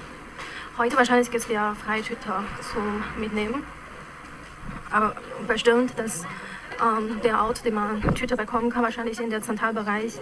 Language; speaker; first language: German; non-native, fluent; Chinese